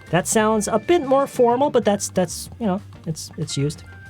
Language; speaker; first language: English; non-native, fluent; Korean